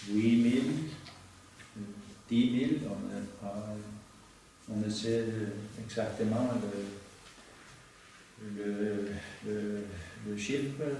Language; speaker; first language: French; non-native, learner; Norwegian